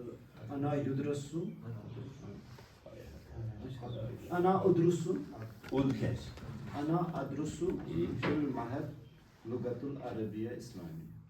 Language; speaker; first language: Arabic; non-native, learner; Kashmiri